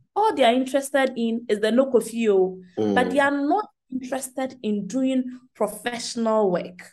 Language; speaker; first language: English; non-native, local second language; Akan